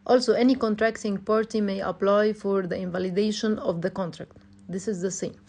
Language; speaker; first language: English; non-native, fluent; Arabic